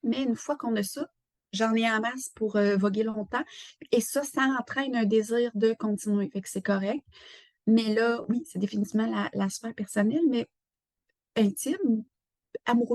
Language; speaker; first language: French; native; French